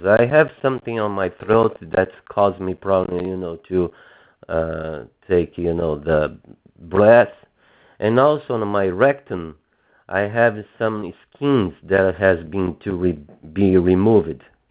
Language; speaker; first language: English; non-native, fluent; Portuguese